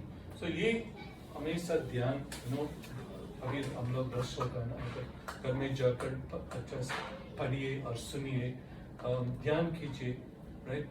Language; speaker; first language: Hindi; non-native, local second language; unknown